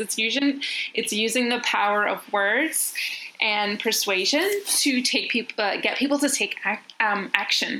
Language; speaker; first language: English; native; English